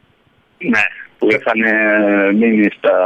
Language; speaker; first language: Greek; early bilingual, heritage; Greek